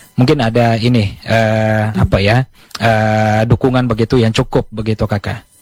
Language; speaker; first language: Indonesian; native; Indonesian